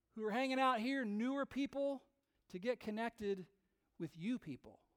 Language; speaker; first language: English; native; English